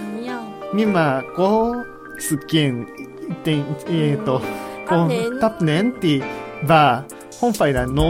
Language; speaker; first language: Vietnamese; non-native, learner; Japanese